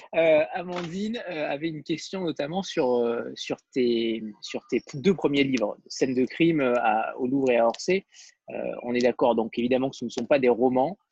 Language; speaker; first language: French; native; French